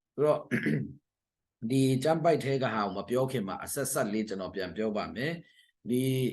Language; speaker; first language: Burmese; non-native, local second language; Tedim Chin